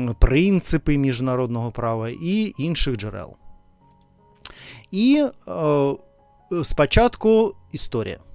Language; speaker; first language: Ukrainian; non-native, learner; Russian